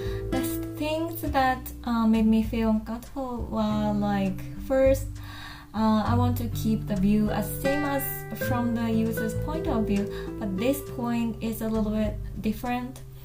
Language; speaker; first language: English; non-native, fluent; Japanese